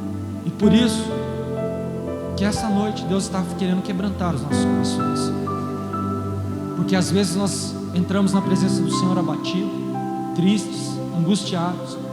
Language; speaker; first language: Portuguese; native; Portuguese